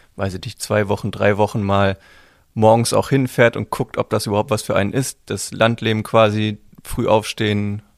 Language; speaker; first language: German; native; German